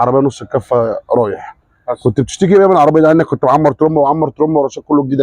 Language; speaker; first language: Arabic; native; Arabic